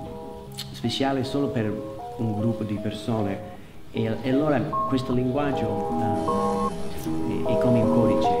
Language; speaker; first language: Italian; non-native, learner; English